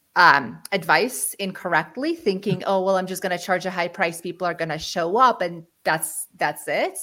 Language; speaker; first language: English; early bilingual, other home language; Ukrainian